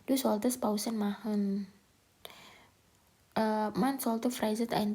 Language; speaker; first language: German; non-native, learner; Indonesian